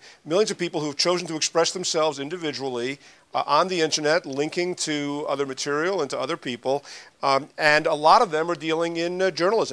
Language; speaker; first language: English; native; English